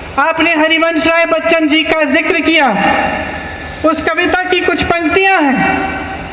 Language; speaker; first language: Hindi; native; Hindi